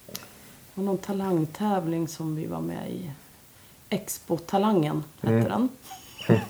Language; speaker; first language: Swedish; native; Swedish